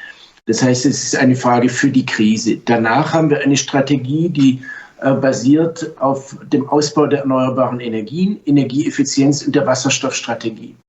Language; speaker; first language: German; native; German